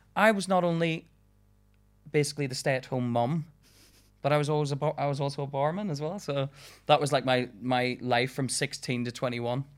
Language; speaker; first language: English; native; English